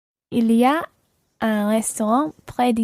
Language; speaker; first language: French; non-native, learner; English